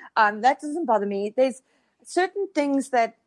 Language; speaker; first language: English; native; English